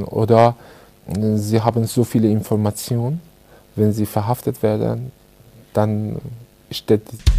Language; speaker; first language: German; non-native, learner; Persian